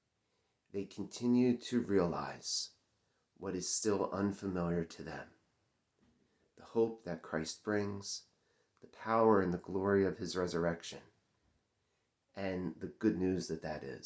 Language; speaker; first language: English; native; English